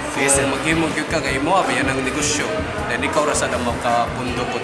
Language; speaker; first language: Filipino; non-native, local second language; Cebuano